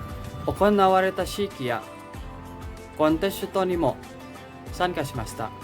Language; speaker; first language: Japanese; non-native, learner; Indonesian